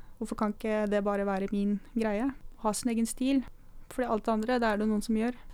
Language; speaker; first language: Norwegian; native; Norwegian